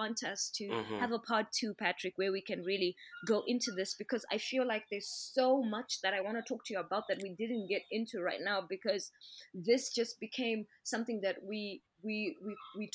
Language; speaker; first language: English; non-native, local second language; Shona